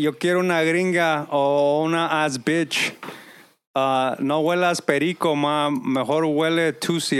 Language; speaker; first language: Spanish; early bilingual, heritage; Spanish